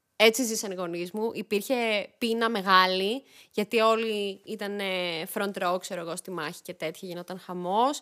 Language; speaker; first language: Greek; early bilingual, other home language; Armenian